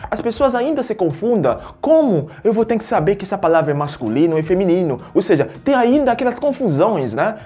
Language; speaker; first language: Portuguese; non-native, fluent; French